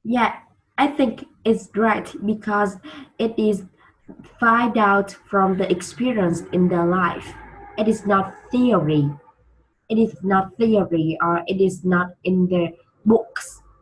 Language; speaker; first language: English; non-native, learner; Vietnamese